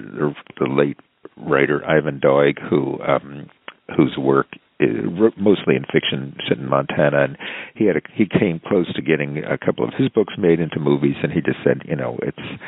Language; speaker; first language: English; native; English